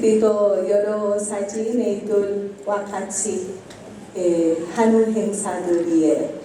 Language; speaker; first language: Korean; non-native, learner; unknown